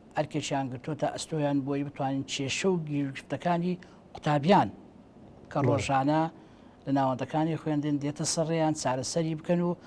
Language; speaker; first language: Central Kurdish; native; Central Kurdish